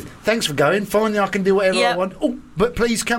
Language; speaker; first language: English; native; English